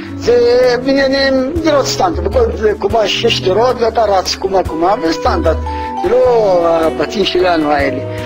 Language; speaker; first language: Hebrew; non-native, local second language; Arabic